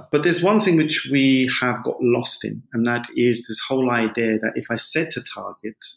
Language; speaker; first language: English; native; English